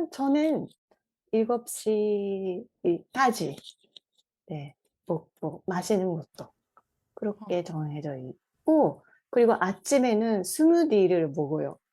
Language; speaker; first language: Korean; non-native, fluent; Japanese